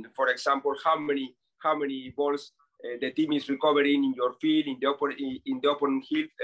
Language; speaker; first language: English; non-native, fluent; Spanish